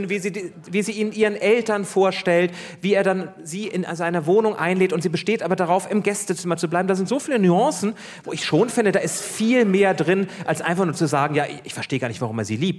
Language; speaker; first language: German; native; German